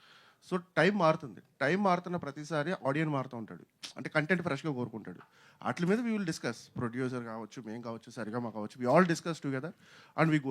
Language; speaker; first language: Telugu; native; Telugu